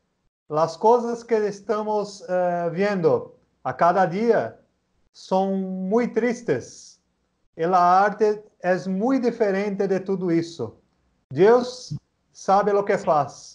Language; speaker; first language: Spanish; non-native, learner; Portuguese